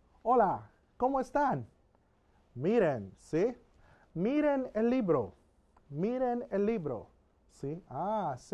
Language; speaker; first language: Spanish; non-native, fluent; English